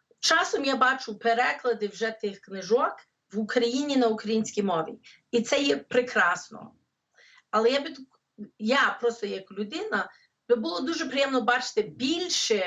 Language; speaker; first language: Ukrainian; early bilingual, heritage; English